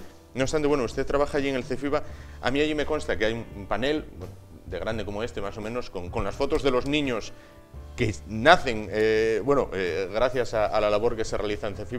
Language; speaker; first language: Spanish; native; Spanish